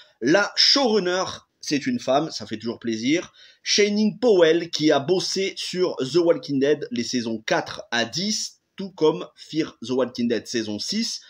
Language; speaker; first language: French; native; French